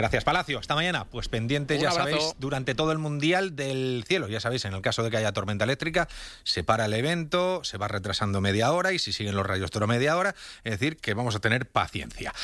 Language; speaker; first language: Spanish; native; Spanish